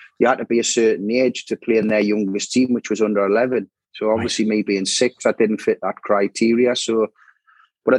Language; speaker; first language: English; native; English